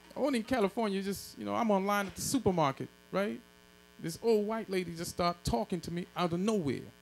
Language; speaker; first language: English; native; English